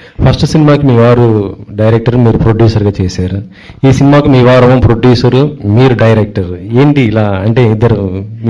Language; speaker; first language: Telugu; native; Telugu